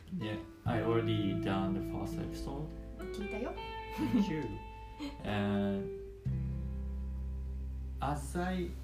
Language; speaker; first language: English; non-native, learner; Japanese